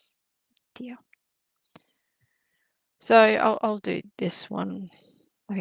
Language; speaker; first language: English; native; English